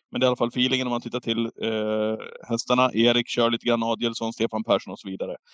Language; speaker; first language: Swedish; native; Swedish